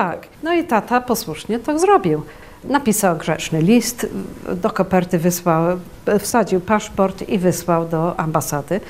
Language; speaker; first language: Polish; early bilingual, heritage; Polish